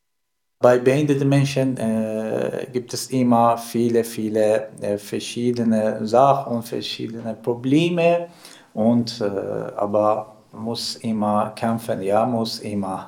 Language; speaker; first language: German; non-native, learner; Persian